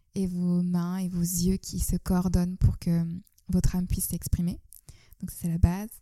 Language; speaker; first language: French; non-native, fluent; Turkish